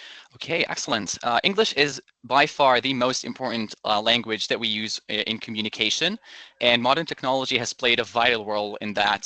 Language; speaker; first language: English; non-native, local second language; Arabic